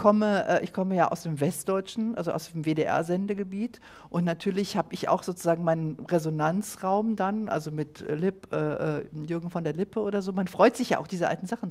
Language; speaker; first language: German; native; German